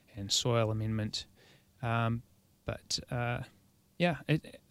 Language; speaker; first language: English; native; English